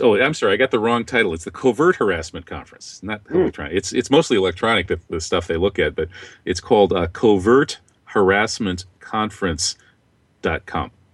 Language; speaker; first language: English; native; English